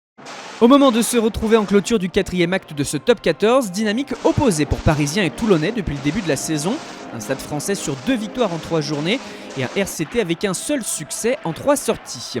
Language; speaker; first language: French; native; French